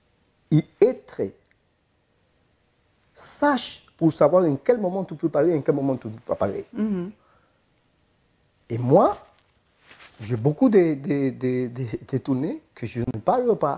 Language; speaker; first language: French; non-native, fluent; Spanish